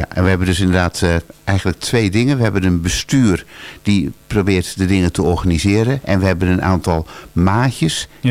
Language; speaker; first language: Dutch; native; Dutch